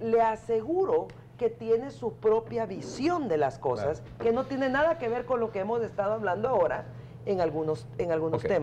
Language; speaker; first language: Spanish; native; Spanish